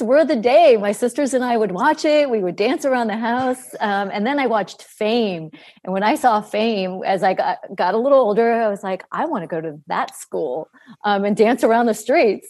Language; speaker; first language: English; early bilingual, other home language; Greek